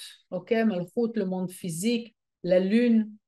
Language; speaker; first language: French; non-native, fluent; Hebrew